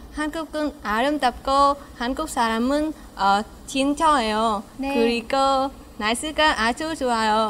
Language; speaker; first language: Korean; non-native, learner; Vietnamese